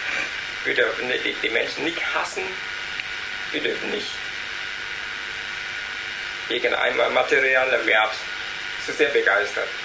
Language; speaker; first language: German; non-native, learner; Vietnamese